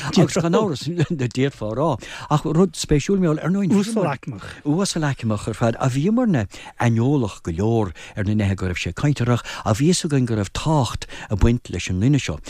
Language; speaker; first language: Irish; non-native, local second language; English